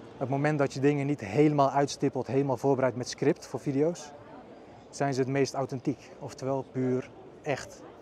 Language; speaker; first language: Dutch; early bilingual, other home language; Bosnian